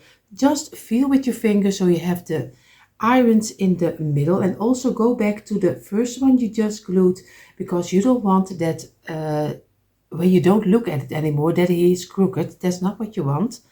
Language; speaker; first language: English; non-native, fluent; Dutch